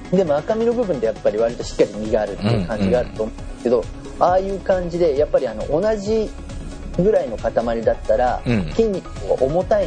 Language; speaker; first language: Japanese; native; Japanese